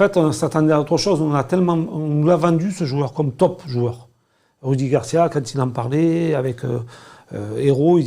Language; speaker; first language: French; native; French